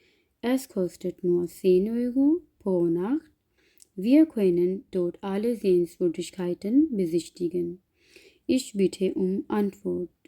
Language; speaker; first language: German; non-native, learner; Urdu